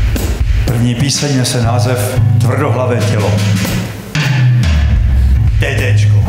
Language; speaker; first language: Czech; native; Czech